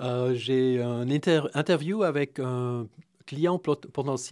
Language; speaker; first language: French; non-native, fluent; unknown